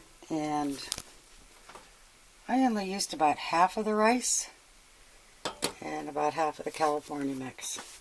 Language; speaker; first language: English; native; English